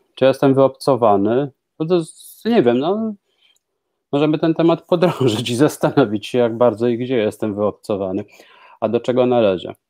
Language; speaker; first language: Polish; native; Polish